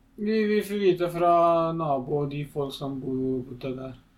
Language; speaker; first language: Norwegian; non-native, learner; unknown